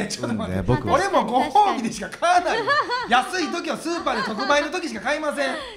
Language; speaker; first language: Japanese; native; Japanese